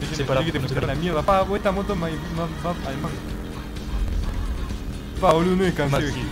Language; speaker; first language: Spanish; native; Spanish